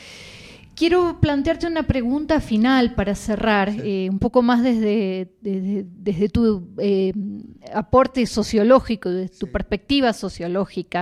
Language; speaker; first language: Spanish; native; Spanish